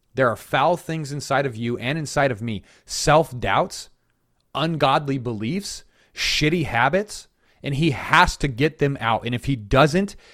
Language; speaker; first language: English; native; English